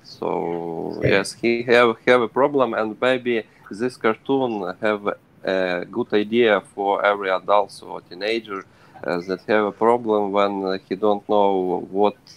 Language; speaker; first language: English; non-native, learner; Ukrainian